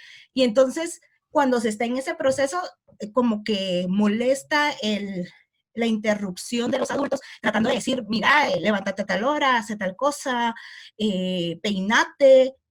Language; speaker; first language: Spanish; native; Spanish